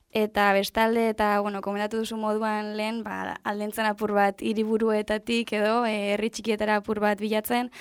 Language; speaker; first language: Basque; non-native, local second language; Spanish